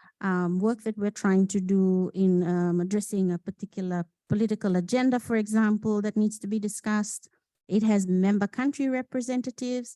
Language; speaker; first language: English; non-native, local second language; Fijian